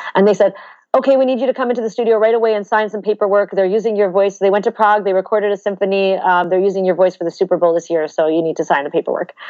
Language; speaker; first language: English; native; English